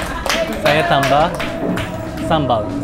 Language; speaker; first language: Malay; non-native, learner; Japanese